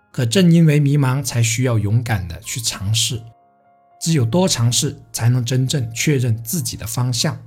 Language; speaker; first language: Chinese; non-native, local second language; Cantonese